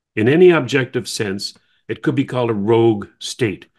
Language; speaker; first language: English; native; English